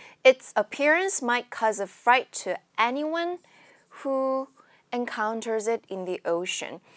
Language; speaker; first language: English; non-native, fluent; Korean